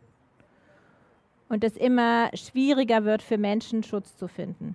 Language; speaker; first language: German; native; German